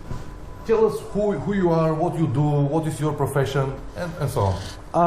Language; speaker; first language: English; non-native, fluent; Bulgarian